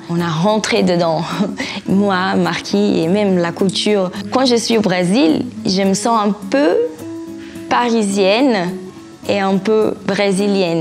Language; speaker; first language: French; non-native, fluent; Portuguese